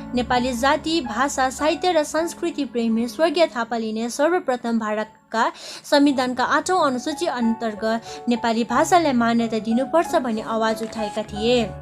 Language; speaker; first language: Nepali; native; Nepali